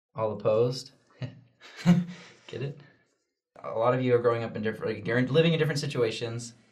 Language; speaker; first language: English; native; English